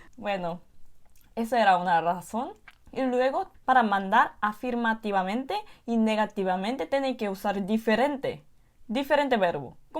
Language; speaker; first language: Spanish; non-native, fluent; Korean